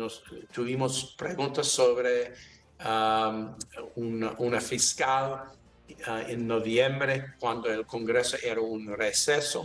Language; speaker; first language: Spanish; non-native, learner; English